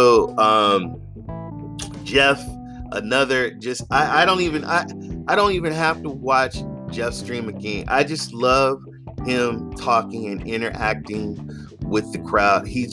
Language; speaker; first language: English; native; English